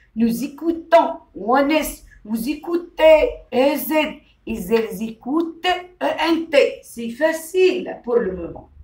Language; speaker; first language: French; non-native, local second language; Arabic